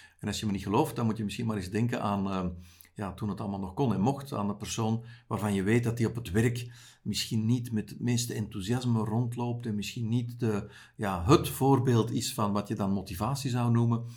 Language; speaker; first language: Dutch; native; Dutch